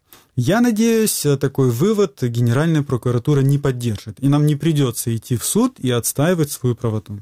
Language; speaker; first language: Russian; native; Russian